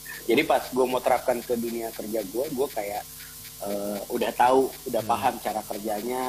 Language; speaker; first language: Indonesian; native; Indonesian